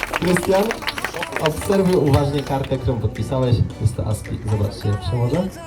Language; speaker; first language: Polish; native; Polish